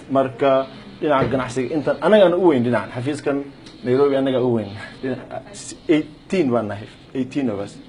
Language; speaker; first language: Somali; early bilingual, heritage; Somali